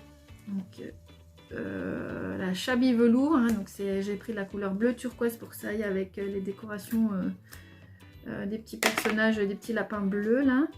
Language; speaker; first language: French; native; French